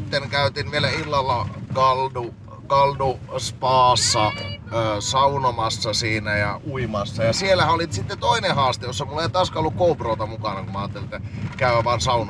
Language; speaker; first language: Finnish; native; Finnish